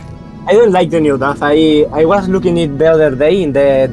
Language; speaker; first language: English; non-native, learner; Spanish